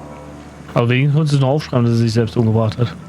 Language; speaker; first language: German; native; German